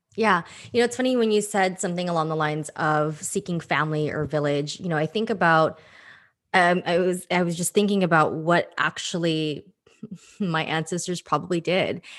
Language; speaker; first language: English; early bilingual, other home language; Filipino